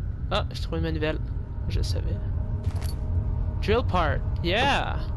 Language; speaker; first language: French; native; French